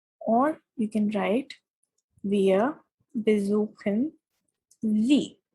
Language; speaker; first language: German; non-native, fluent; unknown